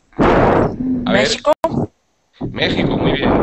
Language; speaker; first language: Spanish; native; Spanish